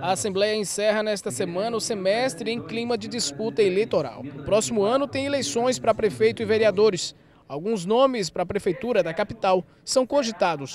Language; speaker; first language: Portuguese; native; Portuguese